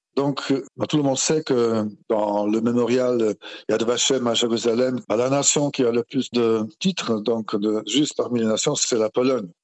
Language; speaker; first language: French; non-native, fluent; Polish